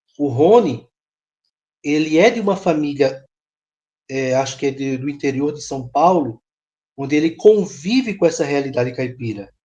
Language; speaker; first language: Portuguese; native; Portuguese